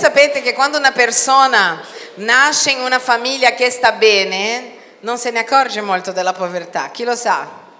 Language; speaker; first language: Italian; non-native, fluent; Portuguese